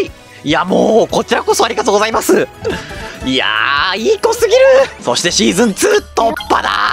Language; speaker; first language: Japanese; native; Japanese